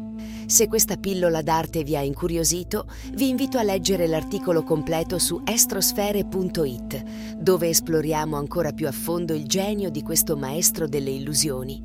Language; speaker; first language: Italian; native; Italian